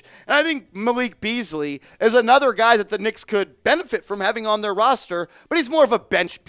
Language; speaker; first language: English; native; English